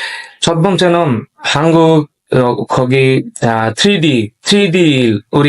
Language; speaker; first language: Korean; non-native, learner; Bangla